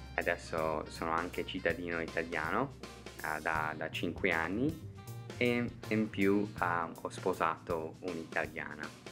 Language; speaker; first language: Italian; non-native, fluent; English